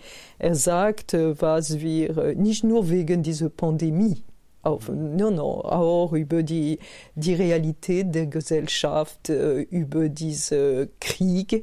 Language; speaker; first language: German; non-native, fluent; French